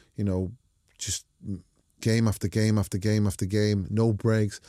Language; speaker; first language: English; non-native, fluent; Danish